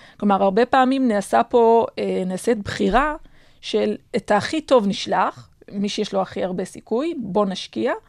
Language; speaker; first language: Hebrew; native; Hebrew